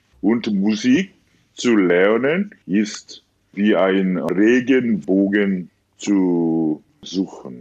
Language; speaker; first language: German; non-native, fluent; Korean